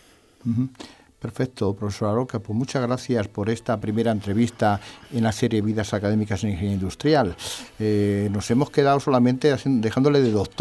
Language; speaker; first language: Spanish; native; Spanish